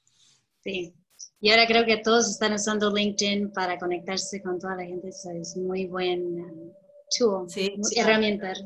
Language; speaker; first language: Spanish; early bilingual, heritage; Spanish